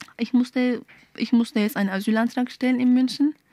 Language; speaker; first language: German; early bilingual, other home language; Turkish